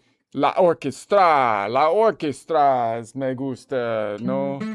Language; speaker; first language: Spanish; non-native, learner; English